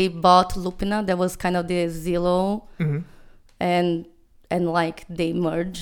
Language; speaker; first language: English; non-native, fluent; Portuguese